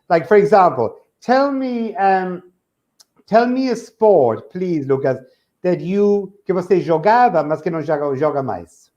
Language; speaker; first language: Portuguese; non-native, fluent; English